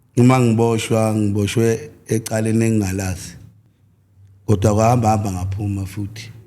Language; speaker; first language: Zulu; native; Zulu